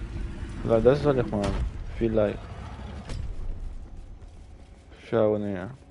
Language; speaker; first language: German; non-native, learner; Russian